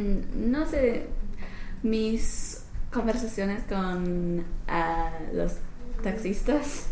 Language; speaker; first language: Spanish; non-native, learner; English